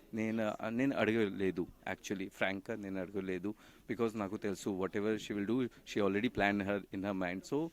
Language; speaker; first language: Telugu; non-native, learner; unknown